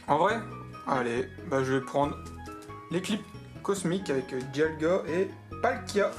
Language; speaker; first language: French; native; French